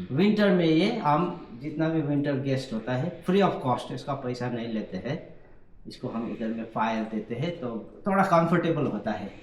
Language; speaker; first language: Hindi; non-native, local second language; Nepali